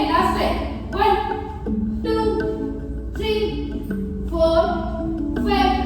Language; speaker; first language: English; non-native, local second language; Kannada